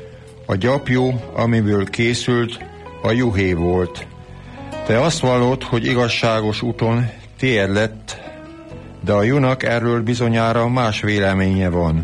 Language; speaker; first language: Hungarian; native; Hungarian